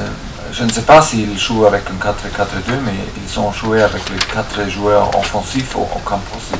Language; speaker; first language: French; non-native, fluent; German